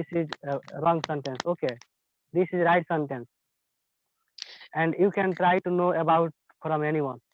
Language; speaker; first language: English; non-native, learner; Hindi